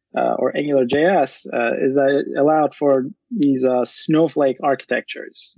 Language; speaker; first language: English; non-native, fluent; Turkish